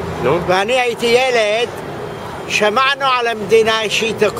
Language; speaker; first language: Hebrew; early bilingual, other home language; Arabic